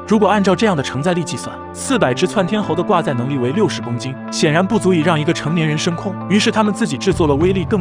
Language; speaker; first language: Chinese; native; Chinese